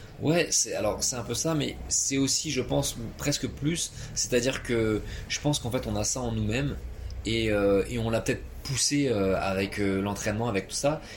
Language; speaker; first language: French; native; French